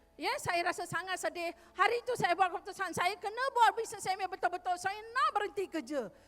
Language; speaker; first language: Malay; non-native, local second language; Tamil